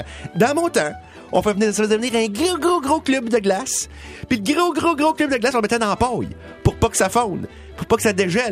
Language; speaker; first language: French; native; French